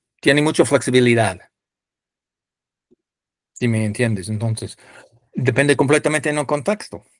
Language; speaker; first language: Spanish; non-native, fluent; English